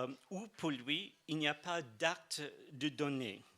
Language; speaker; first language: French; non-native, fluent; English